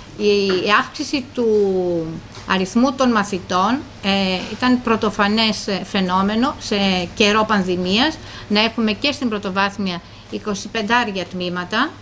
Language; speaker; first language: Greek; native; Greek